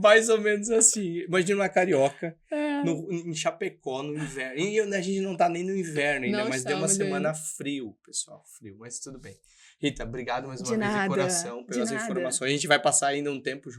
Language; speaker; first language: Portuguese; native; Portuguese